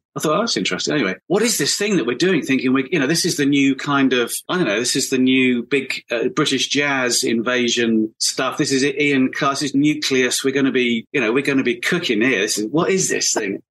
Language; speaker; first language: English; native; English